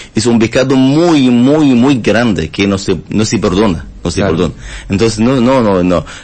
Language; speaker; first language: Spanish; non-native, learner; Arabic